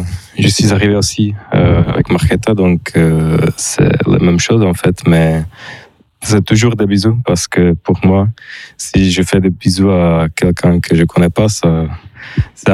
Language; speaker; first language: French; non-native, learner; Czech